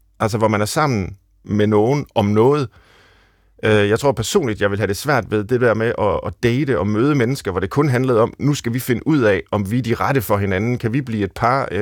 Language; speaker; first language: Danish; native; Danish